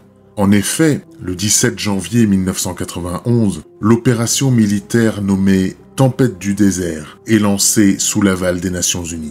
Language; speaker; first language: French; native; French